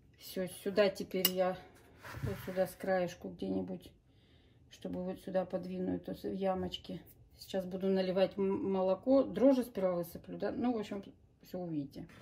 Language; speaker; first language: Russian; native; Russian